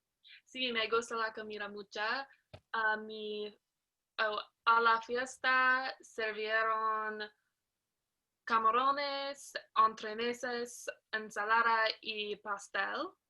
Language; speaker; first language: Spanish; non-native, learner; English